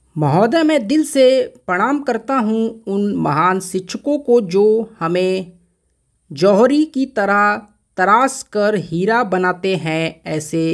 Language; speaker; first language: Hindi; native; Hindi